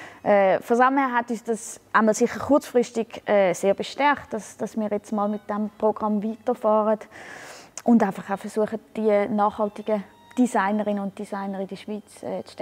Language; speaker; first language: German; native; German